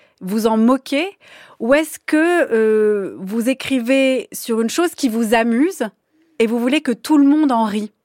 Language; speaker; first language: French; native; French